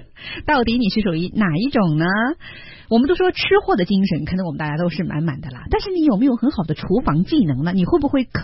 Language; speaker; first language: Chinese; native; Chinese